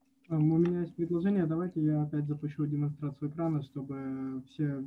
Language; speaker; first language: Russian; native; Russian